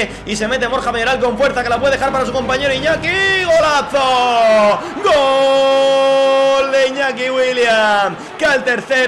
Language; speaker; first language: Spanish; native; Spanish